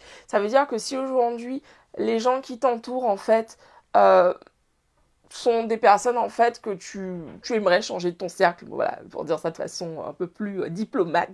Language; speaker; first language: French; native; French